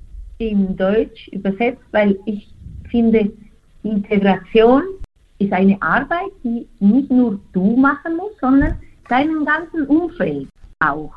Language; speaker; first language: German; non-native, fluent; Spanish